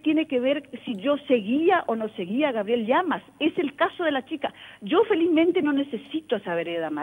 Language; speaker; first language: Spanish; native; Spanish